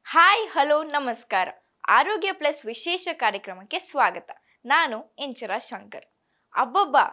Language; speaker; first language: Kannada; native; Kannada